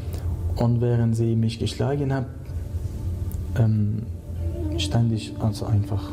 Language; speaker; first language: German; non-native, learner; Persian